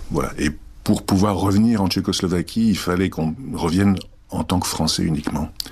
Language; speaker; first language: French; early bilingual, other home language; Czech